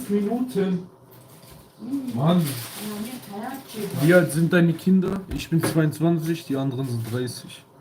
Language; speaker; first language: German; early bilingual, other home language; Kurdish